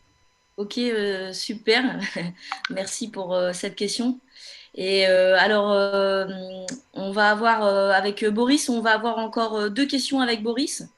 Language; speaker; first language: French; native; French